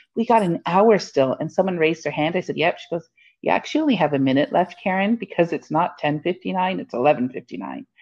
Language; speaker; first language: English; native; English